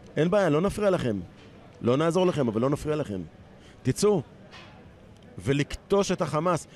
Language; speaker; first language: Hebrew; native; Hebrew